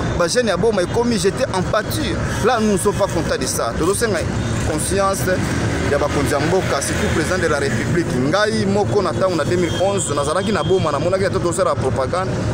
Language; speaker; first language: Lingala; non-native, local second language; Kongo